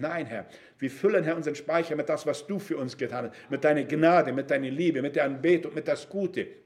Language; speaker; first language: German; non-native, fluent; Portuguese